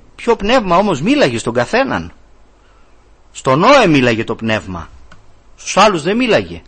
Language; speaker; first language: Greek; native; Greek